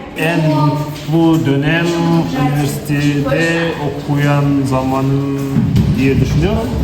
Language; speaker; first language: Turkish; non-native, learner; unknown